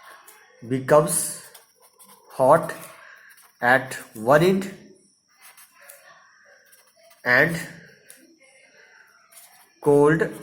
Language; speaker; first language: English; non-native, local second language; Hindi